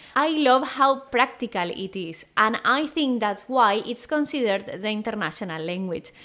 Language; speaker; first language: English; non-native, fluent; Spanish